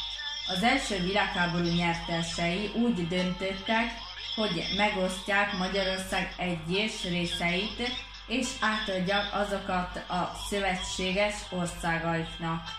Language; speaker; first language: Hungarian; early bilingual, heritage; Hungarian